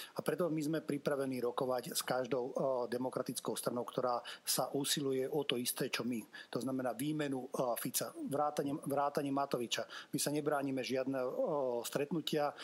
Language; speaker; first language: Slovak; non-native, local second language; Hungarian